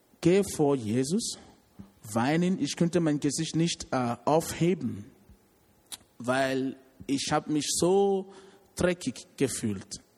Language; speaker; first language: German; non-native, learner; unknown